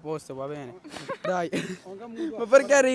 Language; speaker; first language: Italian; non-native, learner; Urdu